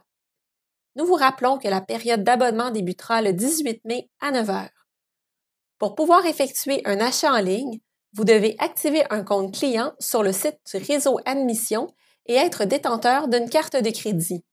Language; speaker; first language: French; native; French